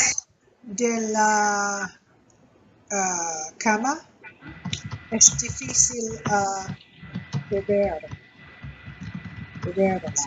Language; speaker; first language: Spanish; non-native, learner; English